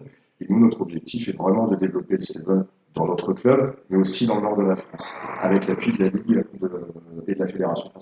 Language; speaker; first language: French; native; French